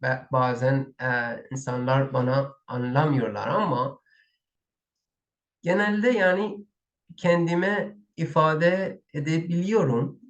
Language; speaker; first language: Turkish; non-native, learner; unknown